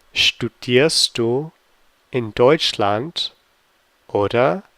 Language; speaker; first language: German; non-native, fluent; English